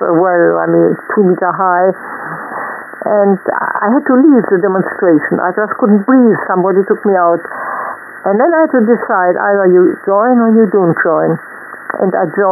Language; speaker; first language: English; non-native, fluent; German